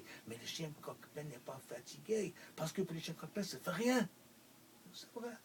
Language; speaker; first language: French; non-native, local second language; English